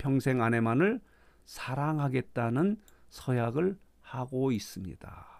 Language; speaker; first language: Korean; native; Korean